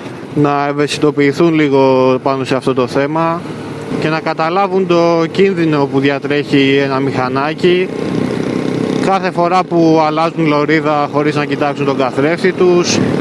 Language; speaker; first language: Greek; native; Greek